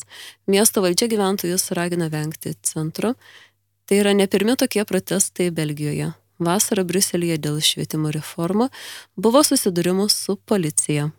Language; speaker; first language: Lithuanian; native; Lithuanian